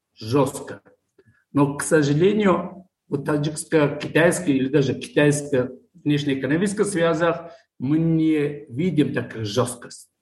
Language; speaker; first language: Russian; non-native, local second language; Tajik